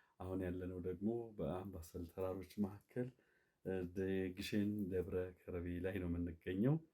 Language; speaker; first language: Amharic; native; Amharic